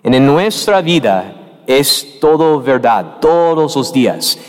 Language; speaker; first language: Spanish; non-native, learner; English